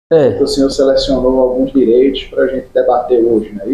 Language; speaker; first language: Portuguese; native; Portuguese